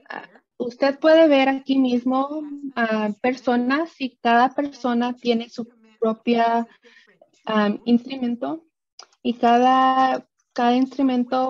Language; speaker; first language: Spanish; early bilingual, other home language; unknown